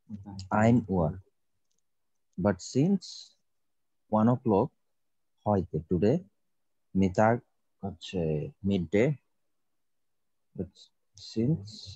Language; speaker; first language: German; non-native, learner; Bangla